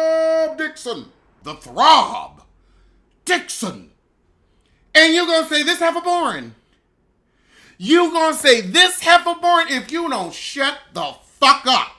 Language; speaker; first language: English; native; English